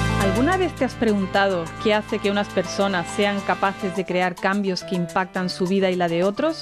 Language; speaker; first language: Spanish; native; Spanish